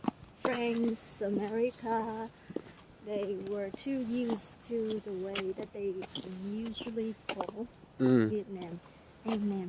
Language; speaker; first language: English; non-native, fluent; Vietnamese